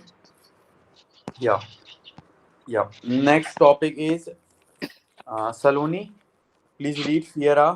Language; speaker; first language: English; non-native, local second language; Hindi